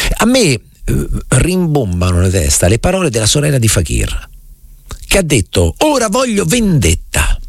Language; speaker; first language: Italian; native; Italian